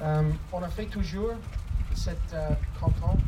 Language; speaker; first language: French; non-native, fluent; English